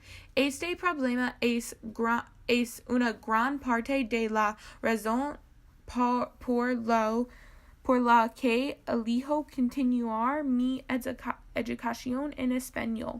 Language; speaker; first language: Spanish; non-native, learner; English